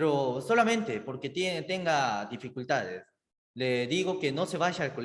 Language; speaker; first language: Spanish; native; Spanish